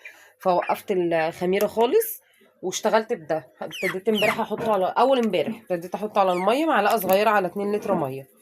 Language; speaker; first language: Arabic; native; Arabic